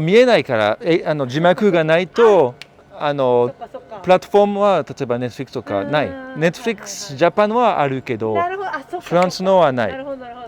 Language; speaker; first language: Japanese; non-native, fluent; French